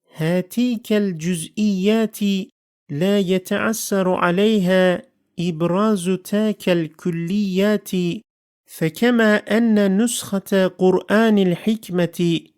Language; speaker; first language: Arabic; non-native, fluent; Turkish